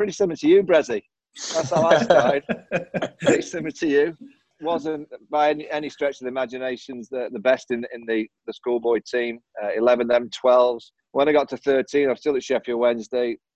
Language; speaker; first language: English; native; English